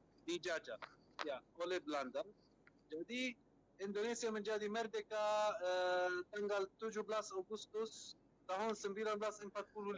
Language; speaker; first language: Indonesian; non-native, fluent; Arabic